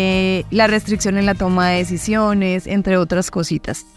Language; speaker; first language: Spanish; native; Spanish